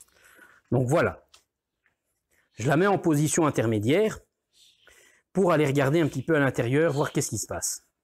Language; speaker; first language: French; native; French